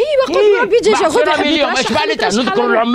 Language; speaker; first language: Arabic; native; Arabic